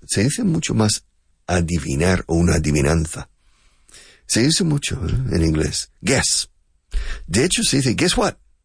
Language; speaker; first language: Spanish; non-native, fluent; English